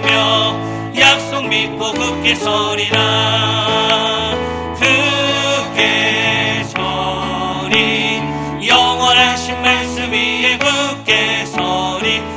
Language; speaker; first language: Korean; native; Korean